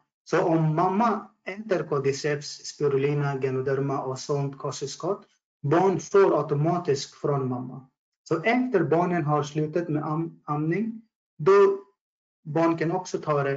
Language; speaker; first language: Swedish; non-native, fluent; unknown